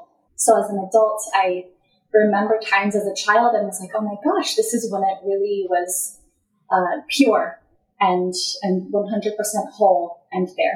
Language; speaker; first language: English; native; English